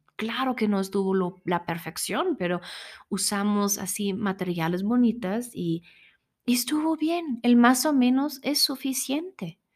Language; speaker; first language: Spanish; non-native, fluent; German